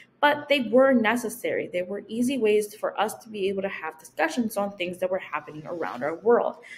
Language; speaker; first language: English; native; English